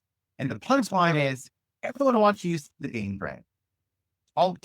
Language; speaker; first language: English; native; English